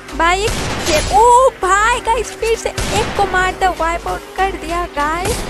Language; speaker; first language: Hindi; native; Hindi